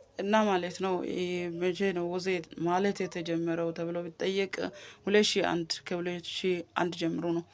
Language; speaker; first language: Amharic; non-native, local second language; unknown